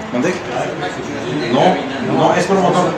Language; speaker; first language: Spanish; native; Spanish